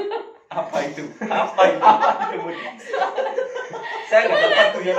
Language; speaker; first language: Indonesian; native; Indonesian